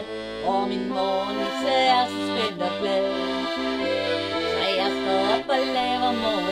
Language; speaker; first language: Danish; native; Danish